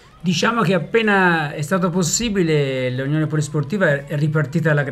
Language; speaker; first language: Italian; native; Italian